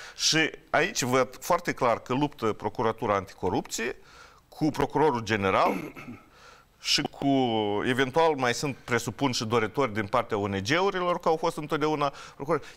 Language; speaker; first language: Romanian; native; Romanian